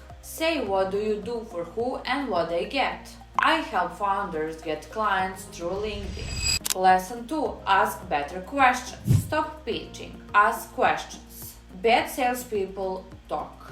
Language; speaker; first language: English; non-native, fluent; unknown